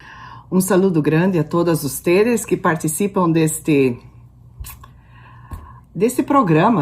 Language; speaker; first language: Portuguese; non-native, fluent; Spanish